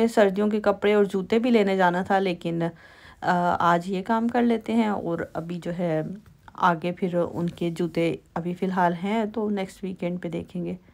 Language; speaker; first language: Urdu; native; Urdu